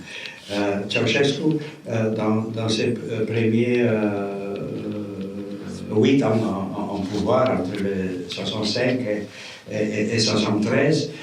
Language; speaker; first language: French; non-native, fluent; Romanian